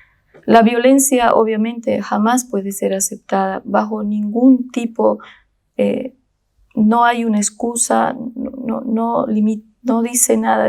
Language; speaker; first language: Spanish; native; Spanish